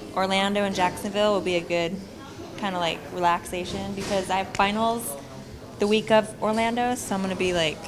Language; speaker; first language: English; native; English